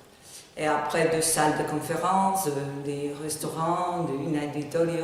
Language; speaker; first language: French; non-native, learner; Spanish